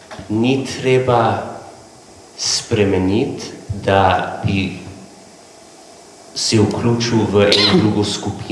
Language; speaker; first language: Slovenian; non-native, learner; English